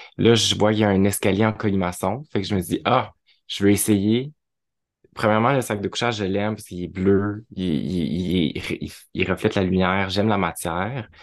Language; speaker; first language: French; native; French